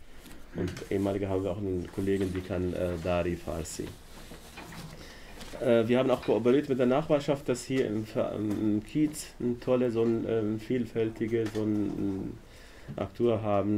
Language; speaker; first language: German; non-native, learner; Arabic